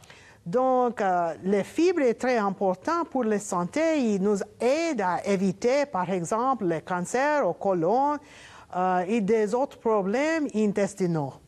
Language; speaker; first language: French; non-native, learner; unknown